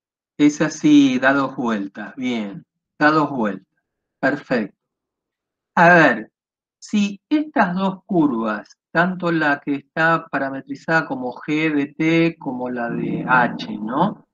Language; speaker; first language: Spanish; native; Spanish